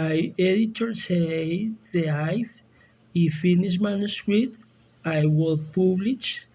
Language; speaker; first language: English; non-native, learner; Spanish